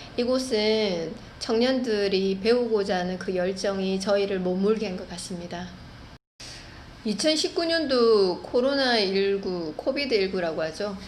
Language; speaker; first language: Korean; native; Korean